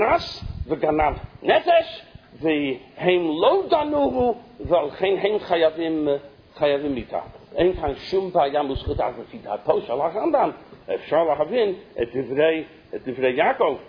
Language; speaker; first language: Hebrew; non-native, fluent; English